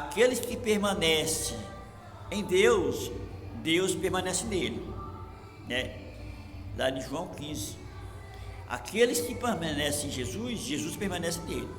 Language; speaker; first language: Portuguese; native; Portuguese